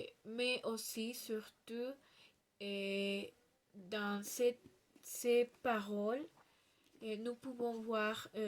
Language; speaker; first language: French; non-native, learner; Spanish